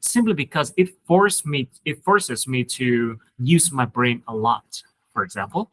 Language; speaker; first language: English; non-native, fluent; Vietnamese